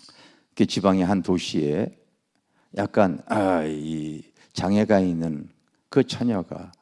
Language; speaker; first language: Korean; native; Korean